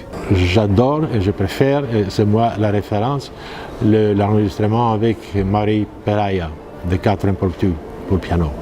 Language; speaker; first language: French; non-native, fluent; Greek